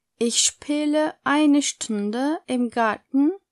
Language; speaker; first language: German; non-native, fluent; Turkish